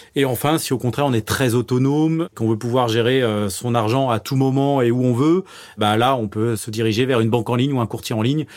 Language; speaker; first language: French; native; French